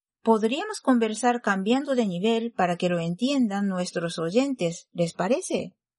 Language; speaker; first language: Spanish; non-native, fluent; Japanese